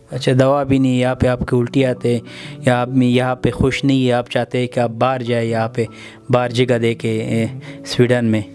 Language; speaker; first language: Hindi; non-native, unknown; Pashto